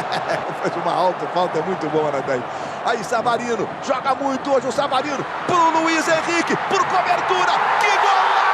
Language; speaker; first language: Portuguese; native; Portuguese